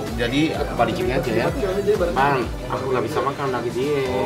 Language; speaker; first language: Indonesian; non-native, fluent; Japanese